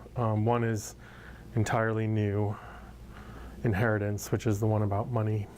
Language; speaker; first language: English; native; English